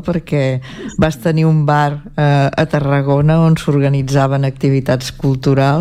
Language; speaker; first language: Catalan; native; Catalan